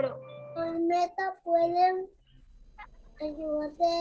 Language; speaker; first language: Spanish; native; Spanish